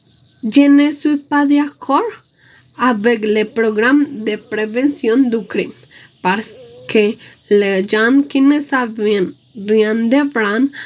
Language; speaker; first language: French; non-native, learner; Spanish